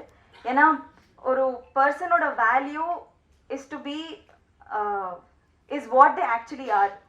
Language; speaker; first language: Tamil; non-native, learner; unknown